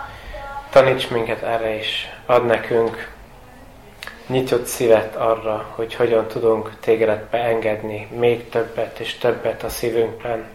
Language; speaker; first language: Hungarian; non-native, fluent; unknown